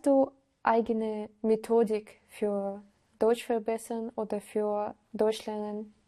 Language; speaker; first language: German; non-native, learner; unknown